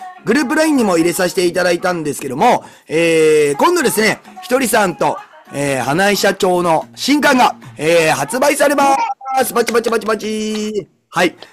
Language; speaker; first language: Japanese; native; Japanese